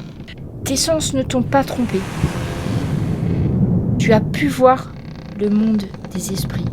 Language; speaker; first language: French; native; French